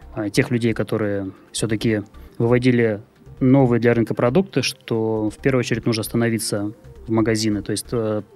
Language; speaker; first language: Russian; native; Russian